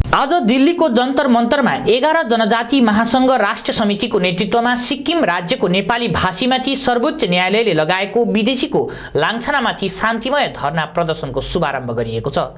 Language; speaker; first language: Nepali; native; Nepali